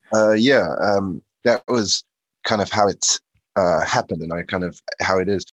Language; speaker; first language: English; native; English